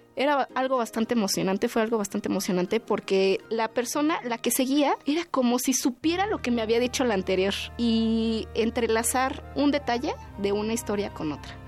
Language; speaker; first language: Spanish; native; Spanish